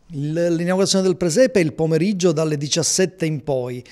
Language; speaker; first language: Italian; native; Italian